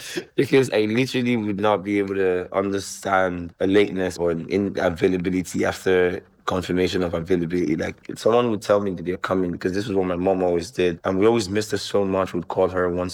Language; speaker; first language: English; non-native, local second language; Igbo